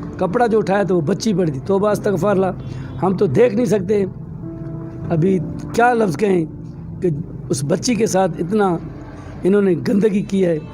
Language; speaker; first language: Urdu; non-native, local second language; Sindhi